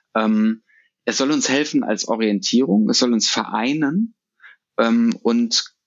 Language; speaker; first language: German; native; German